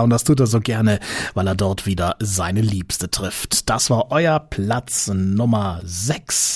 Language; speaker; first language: German; native; German